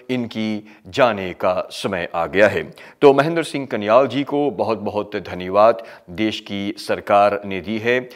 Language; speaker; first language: Hindi; early bilingual, heritage; Hindi